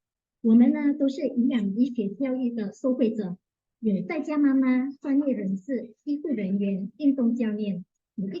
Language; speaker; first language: Chinese; native; Chinese